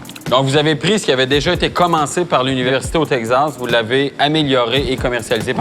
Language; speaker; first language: French; native; French